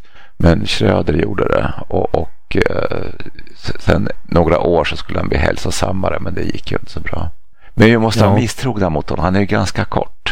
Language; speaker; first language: Swedish; native; Swedish